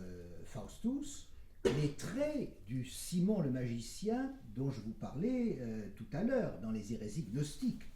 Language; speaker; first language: French; native; French